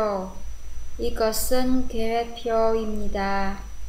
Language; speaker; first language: Korean; non-native, fluent; Vietnamese